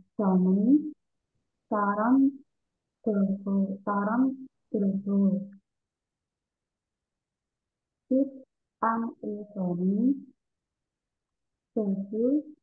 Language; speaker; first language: Korean; non-native, learner; Indonesian